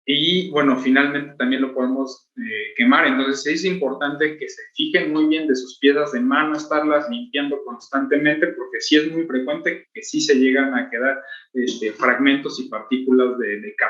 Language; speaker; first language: Spanish; native; Spanish